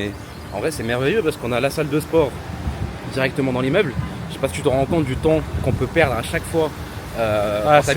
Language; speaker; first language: French; native; French